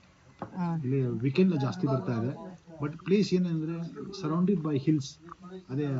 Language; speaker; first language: Kannada; non-native, local second language; Tibetan